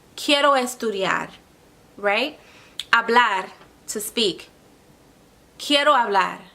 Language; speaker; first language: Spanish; non-native, fluent; English